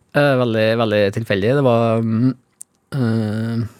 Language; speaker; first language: Norwegian; native; Norwegian